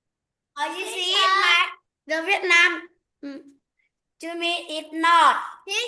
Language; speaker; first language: English; non-native, learner; Vietnamese